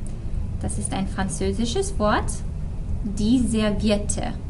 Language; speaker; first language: German; non-native, fluent; English